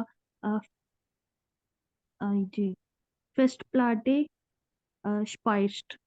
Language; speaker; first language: German; non-native, learner; Urdu